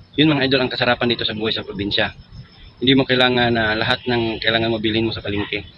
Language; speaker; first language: Filipino; non-native, local second language; Cebuano